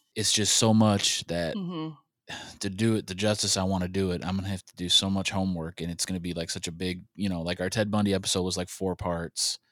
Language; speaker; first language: English; native; English